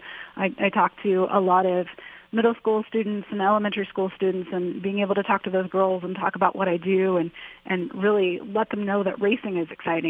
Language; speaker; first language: English; native; English